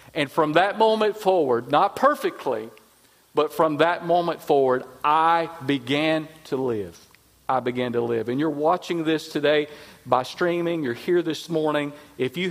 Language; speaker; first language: English; native; English